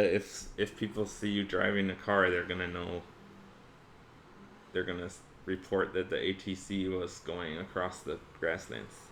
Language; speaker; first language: English; native; English